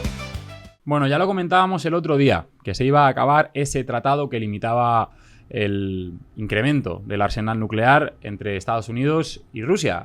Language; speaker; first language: Spanish; native; Spanish